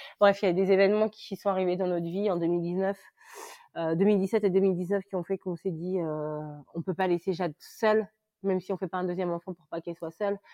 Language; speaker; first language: French; early bilingual, other home language; Lingala